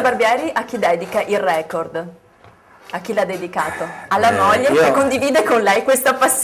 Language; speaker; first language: Italian; native; Italian